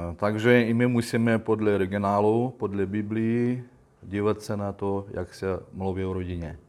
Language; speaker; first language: Czech; non-native, learner; Russian